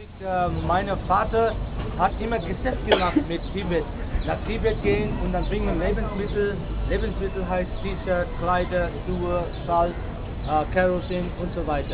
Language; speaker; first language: German; non-native, learner; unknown